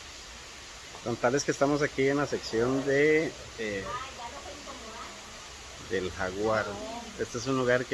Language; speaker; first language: Spanish; native; Spanish